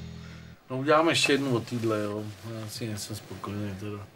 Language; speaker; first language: Czech; native; Czech